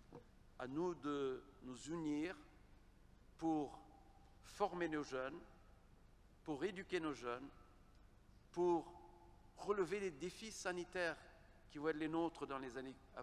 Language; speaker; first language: French; non-native, fluent; Kabuverdianu